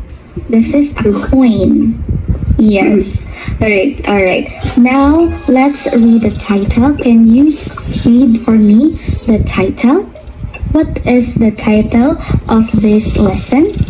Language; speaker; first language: English; non-native, local second language; Filipino